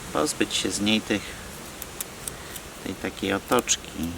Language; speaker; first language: Polish; native; Polish